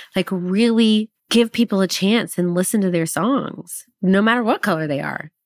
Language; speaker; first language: English; native; English